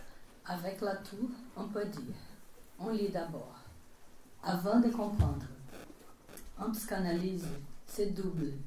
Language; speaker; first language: French; non-native, fluent; Portuguese